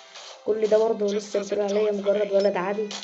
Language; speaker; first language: Arabic; native; Arabic